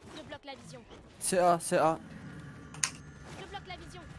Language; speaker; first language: French; non-native, local second language; Arabic